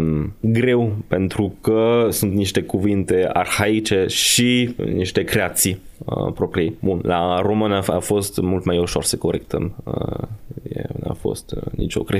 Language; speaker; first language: Romanian; non-native, fluent; French